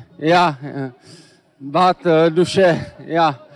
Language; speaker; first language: German; non-native, learner; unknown